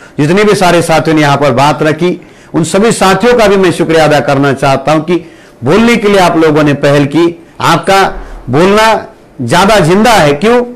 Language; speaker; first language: Hindi; non-native, local second language; Marathi